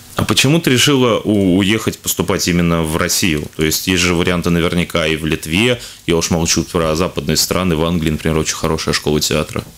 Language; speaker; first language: Russian; native; Russian